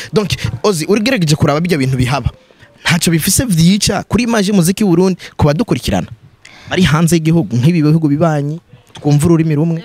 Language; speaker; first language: Rundi; native; Rundi